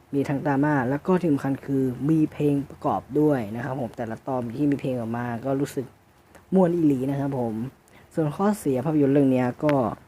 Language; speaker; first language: Thai; native; Thai